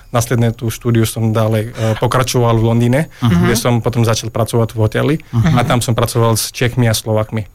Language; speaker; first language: Slovak; non-native, fluent; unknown